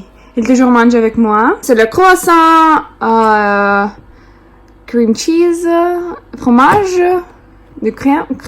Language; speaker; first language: French; non-native, learner; Russian